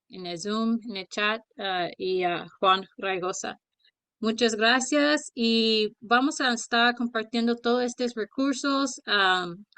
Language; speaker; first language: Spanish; early bilingual, heritage; Spanish